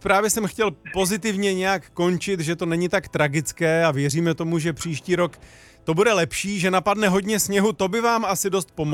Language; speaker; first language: Czech; native; Czech